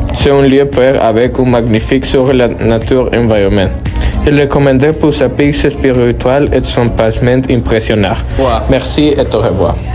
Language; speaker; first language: French; non-native, learner; Spanish